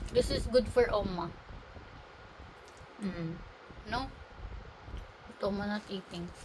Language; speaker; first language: English; non-native, local second language; Filipino